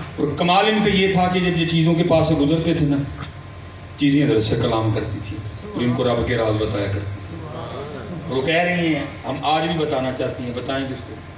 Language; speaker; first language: Urdu; non-native, local second language; Punjabi